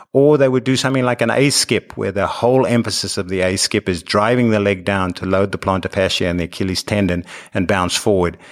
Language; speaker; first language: English; native; English